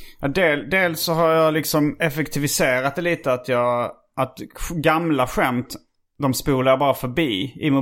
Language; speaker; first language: Swedish; native; Swedish